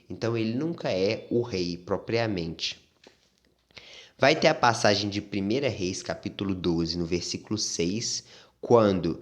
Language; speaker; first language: Portuguese; native; Portuguese